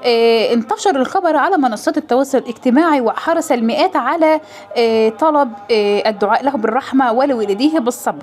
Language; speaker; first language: Arabic; native; Arabic